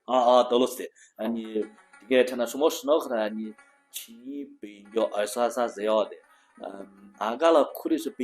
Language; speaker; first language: Persian; non-native, learner; Chinese